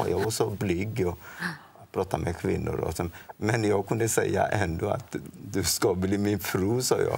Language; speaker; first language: Swedish; non-native, fluent; Odia